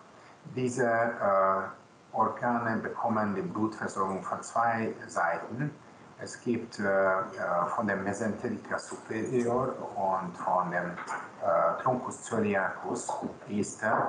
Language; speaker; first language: German; non-native, local second language; Hungarian